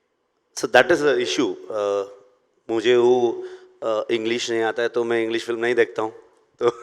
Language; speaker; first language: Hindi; non-native, local second language; Kannada